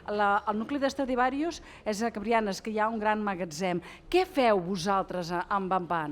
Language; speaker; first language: Catalan; native; Catalan